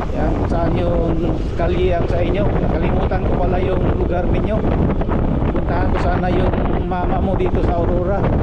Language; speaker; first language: Filipino; non-native, local second language; Cebuano